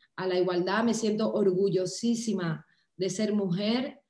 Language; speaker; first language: Spanish; native; Spanish